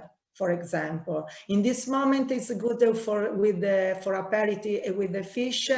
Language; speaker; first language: English; non-native, learner; Italian